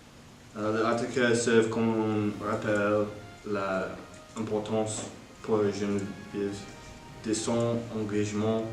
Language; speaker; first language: French; non-native, learner; English